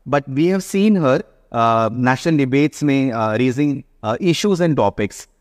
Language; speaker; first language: Hindi; native; Hindi